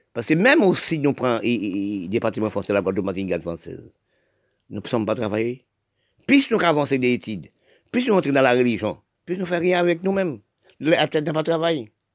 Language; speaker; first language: French; non-native, local second language; Haitian Creole